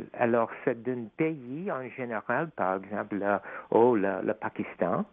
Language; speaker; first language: French; non-native, fluent; English